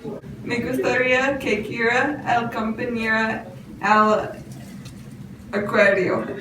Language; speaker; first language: Spanish; non-native, learner; English